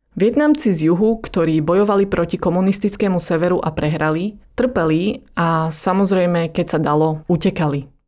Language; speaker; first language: Slovak; early bilingual, other home language; Vietnamese